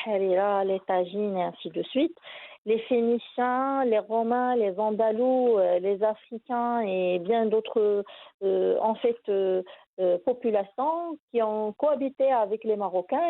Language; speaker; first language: French; non-native, local second language; Arabic